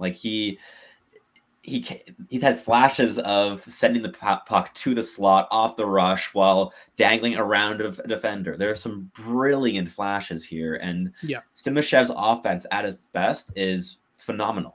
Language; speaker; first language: English; native; English